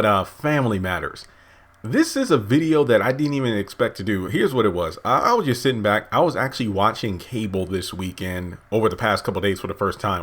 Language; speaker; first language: English; native; English